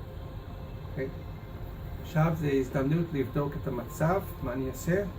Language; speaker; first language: Hebrew; non-native, fluent; English